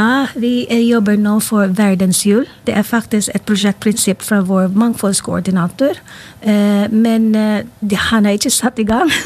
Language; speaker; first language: Norwegian; non-native, fluent; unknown